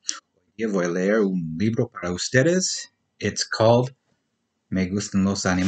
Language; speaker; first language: Spanish; non-native, learner; English